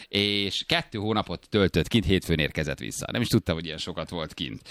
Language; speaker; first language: Hungarian; native; Hungarian